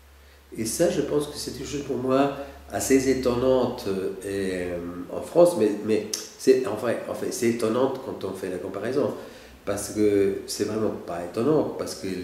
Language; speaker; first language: French; non-native, fluent; Spanish